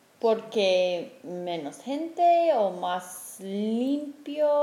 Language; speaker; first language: Spanish; non-native, fluent; English